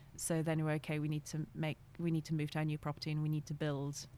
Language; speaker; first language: English; non-native, fluent; French